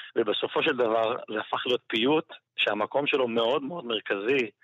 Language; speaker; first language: Hebrew; non-native, fluent; French